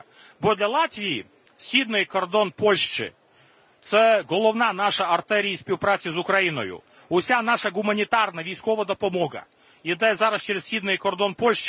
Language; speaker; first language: Ukrainian; non-native, fluent; Latvian